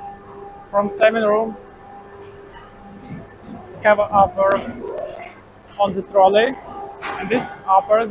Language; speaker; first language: English; non-native, learner; Ukrainian